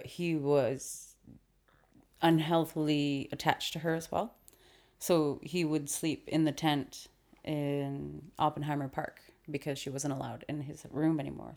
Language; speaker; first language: English; native; English